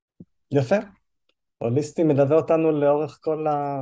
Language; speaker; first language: Hebrew; native; Hebrew